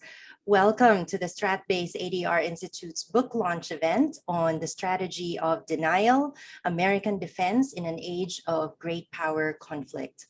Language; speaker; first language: English; non-native, local second language; Filipino